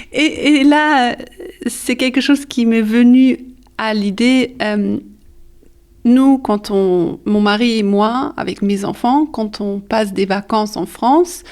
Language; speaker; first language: French; early bilingual, heritage; French